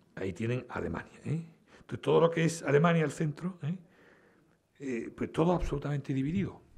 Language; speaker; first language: Spanish; native; Spanish